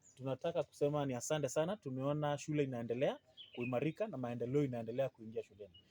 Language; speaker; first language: Swahili; non-native, local second language; Kamba